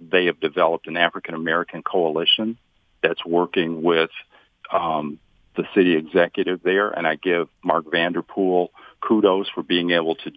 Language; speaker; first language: English; native; English